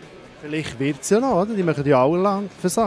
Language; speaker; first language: German; native; German